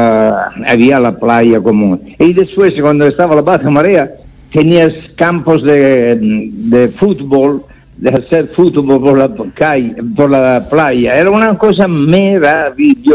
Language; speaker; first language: Spanish; non-native, fluent; Italian